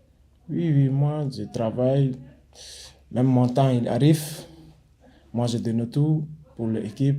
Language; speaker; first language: French; non-native, learner; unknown